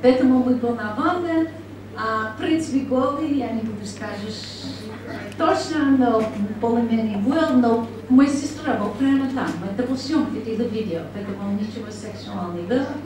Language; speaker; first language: Russian; non-native, learner; English